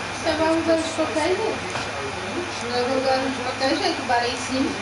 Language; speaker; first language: Portuguese; native; Portuguese